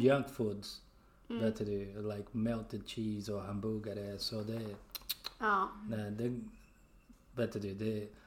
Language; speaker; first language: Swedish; non-native, learner; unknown